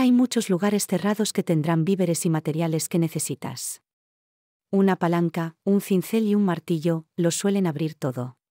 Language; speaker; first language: Spanish; native; Spanish